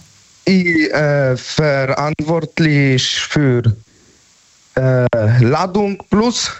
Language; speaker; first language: German; non-native, learner; Polish